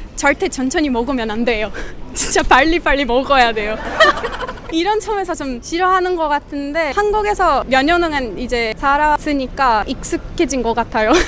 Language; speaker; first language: Korean; non-native, learner; Portuguese